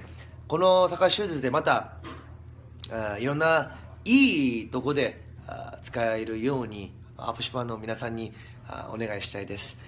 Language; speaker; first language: Japanese; non-native, fluent; Korean